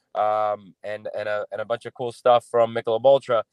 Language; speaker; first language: English; native; English